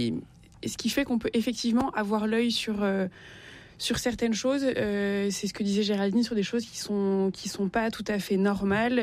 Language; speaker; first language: French; native; French